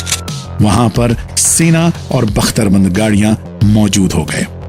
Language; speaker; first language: Hindi; native; Hindi